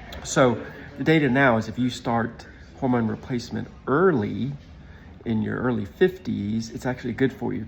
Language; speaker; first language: English; native; English